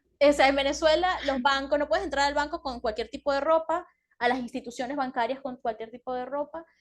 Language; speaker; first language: Spanish; native; Spanish